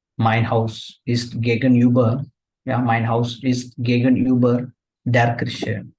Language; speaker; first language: German; non-native, fluent; Tamil